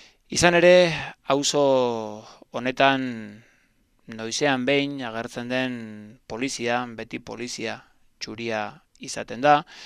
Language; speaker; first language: Basque; native; Basque